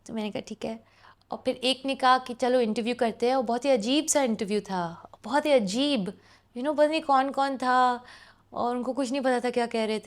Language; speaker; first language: Hindi; non-native, local second language; English